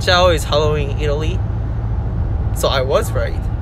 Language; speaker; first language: English; non-native, learner; Japanese